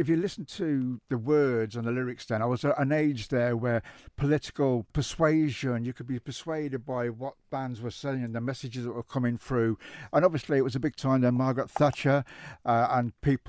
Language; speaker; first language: English; native; English